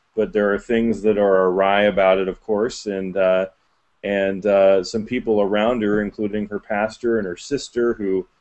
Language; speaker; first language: English; native; English